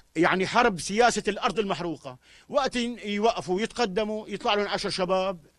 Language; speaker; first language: Arabic; native; Arabic